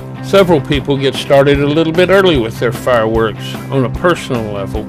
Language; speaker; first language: English; native; English